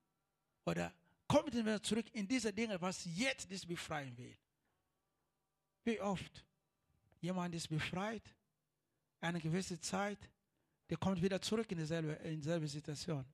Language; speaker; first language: German; non-native, learner; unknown